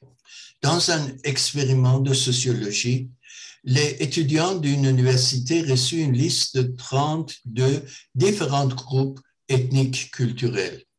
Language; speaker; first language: French; non-native, fluent; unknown